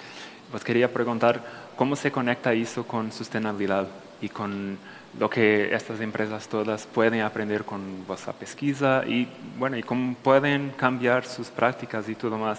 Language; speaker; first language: Spanish; non-native, fluent; Portuguese